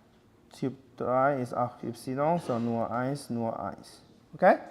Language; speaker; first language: German; non-native, learner; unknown